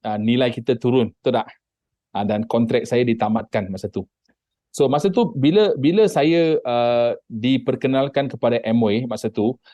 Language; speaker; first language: Malay; non-native, local second language; Tamil